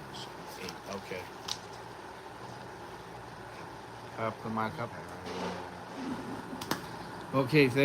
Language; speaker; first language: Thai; non-native, learner; English